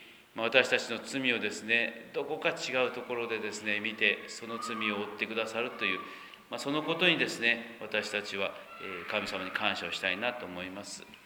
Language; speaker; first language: Japanese; native; Japanese